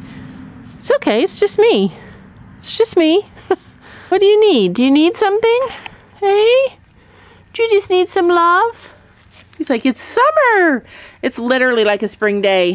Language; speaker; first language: English; native; English